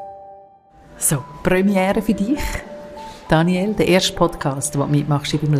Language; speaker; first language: German; native; German